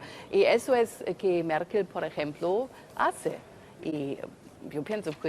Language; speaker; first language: Spanish; non-native, fluent; German